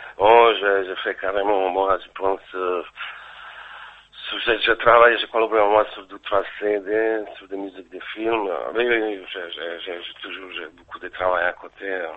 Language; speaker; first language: French; non-native, fluent; Bosnian